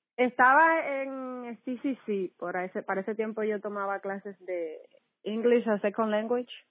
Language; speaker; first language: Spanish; native; Spanish